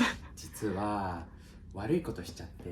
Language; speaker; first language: Japanese; native; Japanese